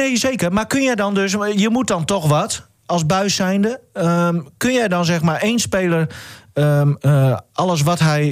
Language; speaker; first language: Dutch; native; Dutch